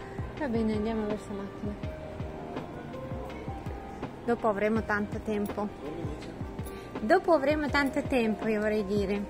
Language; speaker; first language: Italian; non-native, learner; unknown